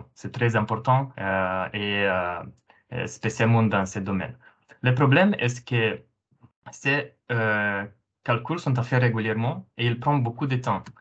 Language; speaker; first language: French; non-native, fluent; Romanian